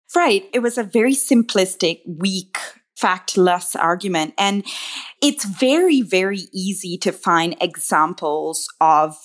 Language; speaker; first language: English; non-native, local second language; Tamil